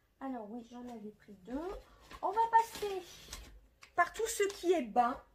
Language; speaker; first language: French; native; French